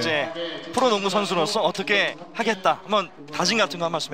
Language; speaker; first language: Korean; native; Korean